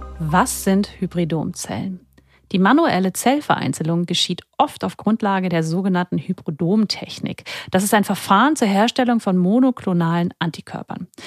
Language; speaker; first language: German; native; German